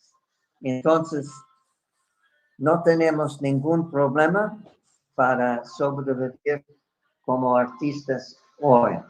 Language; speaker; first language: Spanish; non-native, fluent; English